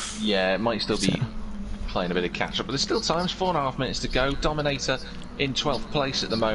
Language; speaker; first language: English; native; English